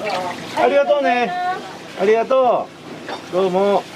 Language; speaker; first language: Japanese; native; Japanese